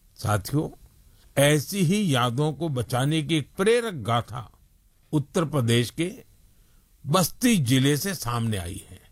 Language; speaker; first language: Hindi; non-native, local second language; Gujarati